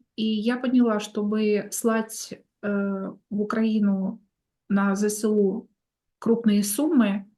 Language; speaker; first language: Russian; non-native, local second language; Ukrainian